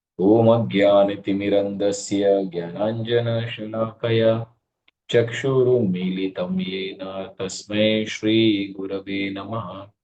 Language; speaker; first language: Malayalam; early bilingual, heritage; Malayalam